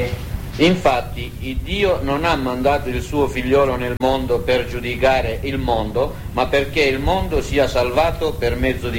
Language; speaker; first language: Italian; native; Italian